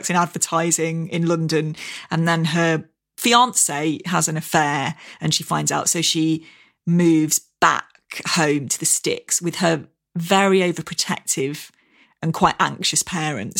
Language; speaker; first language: English; native; English